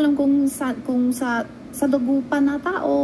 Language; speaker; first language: Filipino; non-native, learner; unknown